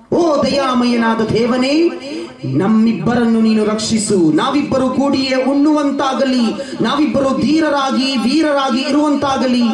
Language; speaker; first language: Kannada; non-native, local second language; Malayalam